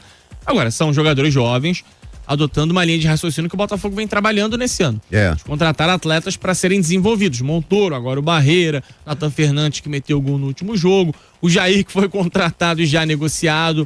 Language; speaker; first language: Portuguese; native; Portuguese